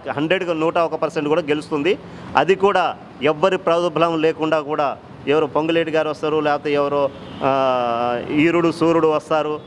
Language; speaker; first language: Telugu; non-native, local second language; Lambadi